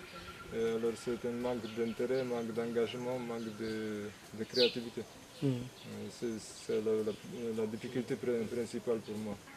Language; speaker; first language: French; non-native, fluent; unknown